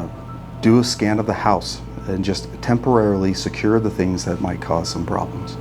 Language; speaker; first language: English; native; English